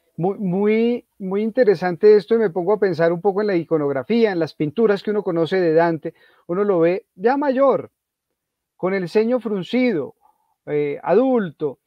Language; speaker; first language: Spanish; native; Spanish